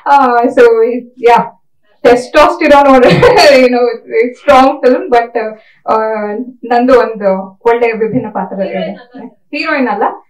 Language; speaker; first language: Kannada; native; Kannada